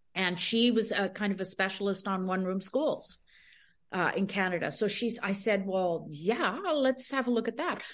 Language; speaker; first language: English; early bilingual, other home language; Spanish